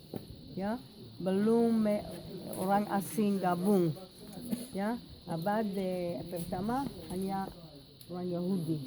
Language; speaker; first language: Indonesian; non-native, fluent; Hebrew